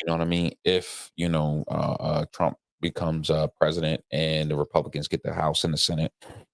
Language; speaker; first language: English; native; English